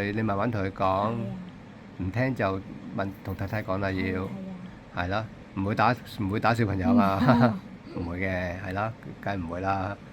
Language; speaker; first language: Cantonese; native; Cantonese